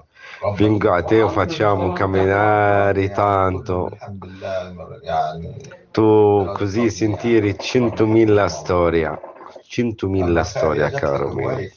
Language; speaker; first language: Italian; non-native, learner; Arabic